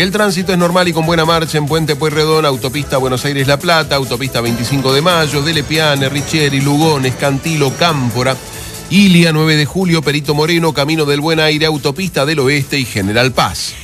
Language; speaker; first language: Spanish; native; Spanish